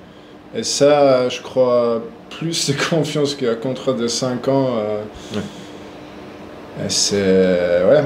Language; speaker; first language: French; non-native, local second language; German